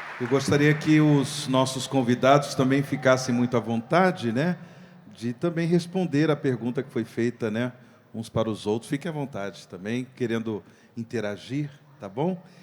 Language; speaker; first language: Portuguese; native; Portuguese